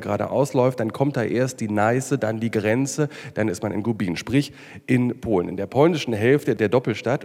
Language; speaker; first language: German; native; German